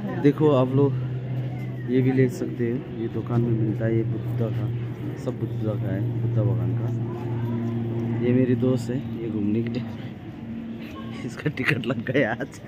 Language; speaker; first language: Hindi; non-native, local second language; Nepali